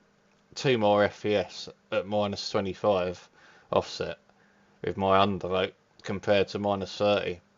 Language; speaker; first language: English; native; English